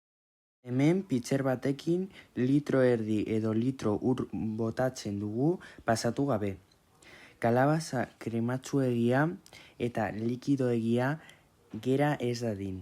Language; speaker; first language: Basque; non-native, local second language; Spanish